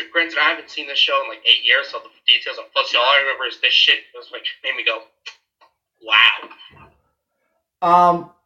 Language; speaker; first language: English; native; English